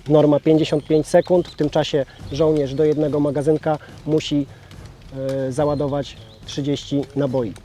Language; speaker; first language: Polish; native; Polish